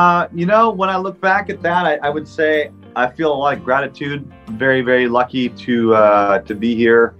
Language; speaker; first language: English; non-native, local second language; French